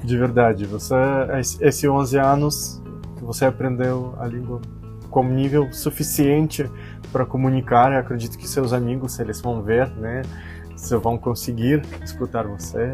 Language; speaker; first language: Portuguese; non-native, fluent; Russian